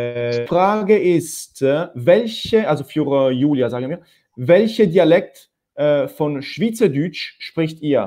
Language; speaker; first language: German; non-native, fluent; Italian